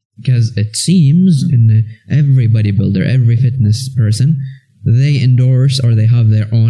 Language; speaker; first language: English; non-native, fluent; Arabic